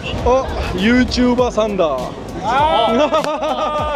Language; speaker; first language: Japanese; non-native, fluent; Persian